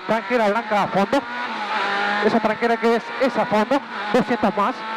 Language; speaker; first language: Spanish; native; Spanish